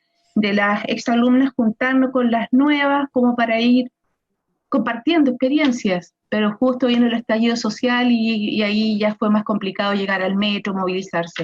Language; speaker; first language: Spanish; native; Spanish